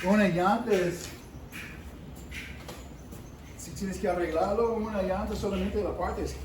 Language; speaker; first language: Spanish; non-native, fluent; English